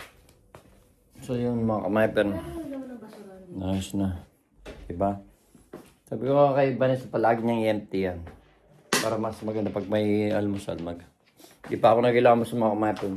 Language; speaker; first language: Filipino; native; Filipino